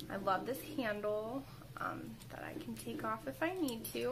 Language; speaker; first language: English; native; English